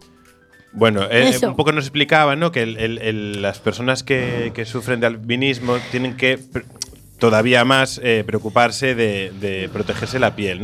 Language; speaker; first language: Spanish; native; Spanish